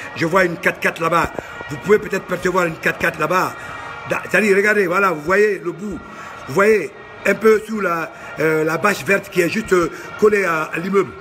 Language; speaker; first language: French; non-native, local second language; Bambara